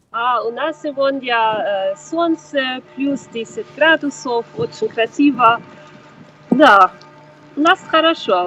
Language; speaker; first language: Russian; non-native, fluent; German